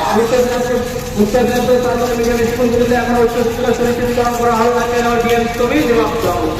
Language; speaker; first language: Bangla; non-native, local second language; Santali